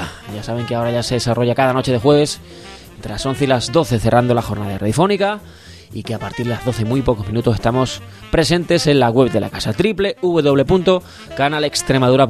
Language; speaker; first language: Spanish; native; Spanish